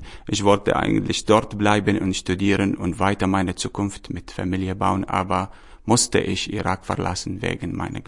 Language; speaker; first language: German; non-native, learner; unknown